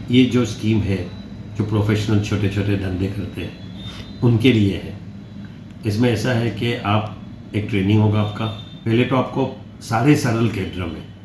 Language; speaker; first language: Hindi; non-native, local second language; Gujarati